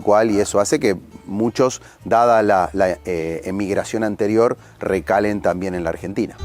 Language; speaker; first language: Spanish; native; Spanish